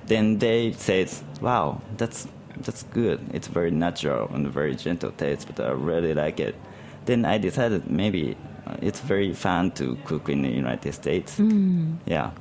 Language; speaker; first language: English; non-native, learner; Japanese